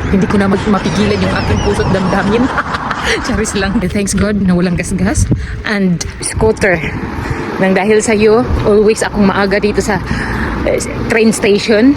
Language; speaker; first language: Filipino; non-native, local second language; Cebuano